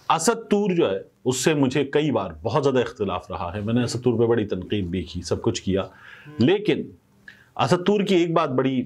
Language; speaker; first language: Urdu; native; Urdu